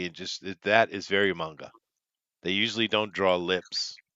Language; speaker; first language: English; native; English